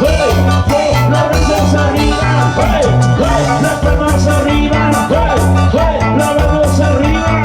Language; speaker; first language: Spanish; native; Spanish